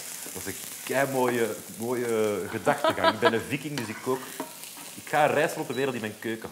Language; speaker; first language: Dutch; native; Dutch